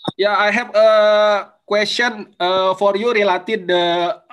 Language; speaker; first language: English; non-native, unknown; Indonesian